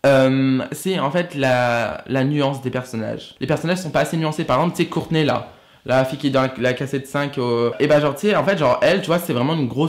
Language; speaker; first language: French; native; French